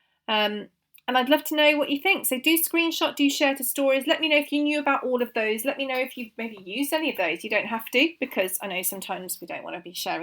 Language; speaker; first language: English; native; English